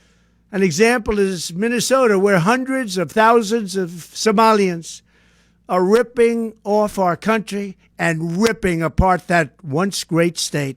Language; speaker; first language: English; native; English